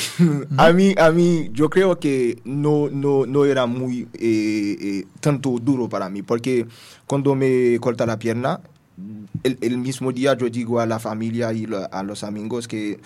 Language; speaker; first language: Spanish; non-native, learner; Haitian Creole